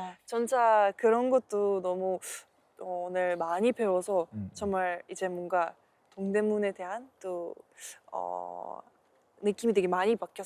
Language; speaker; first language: Korean; non-native, fluent; Russian